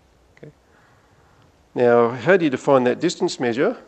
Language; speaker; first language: English; native; English